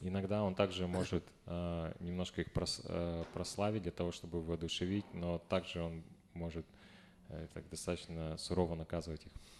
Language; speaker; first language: Russian; native; Russian